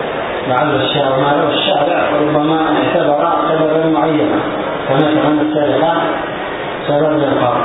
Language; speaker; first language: Arabic; native; Arabic